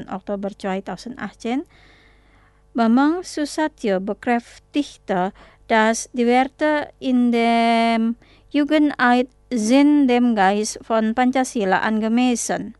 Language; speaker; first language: German; non-native, fluent; Indonesian